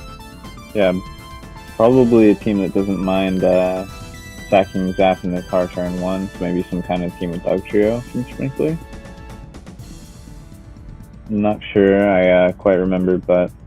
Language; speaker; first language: English; native; English